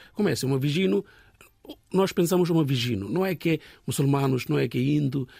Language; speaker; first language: Portuguese; non-native, learner; Bangla